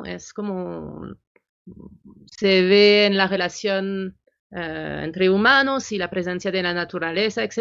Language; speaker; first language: Spanish; non-native, fluent; French